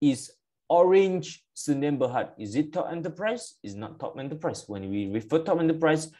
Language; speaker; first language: English; non-native, local second language; Malay